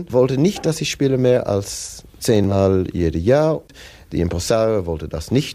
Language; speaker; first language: German; non-native, fluent; English